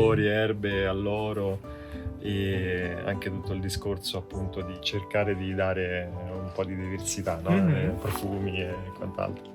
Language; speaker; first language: Italian; native; Italian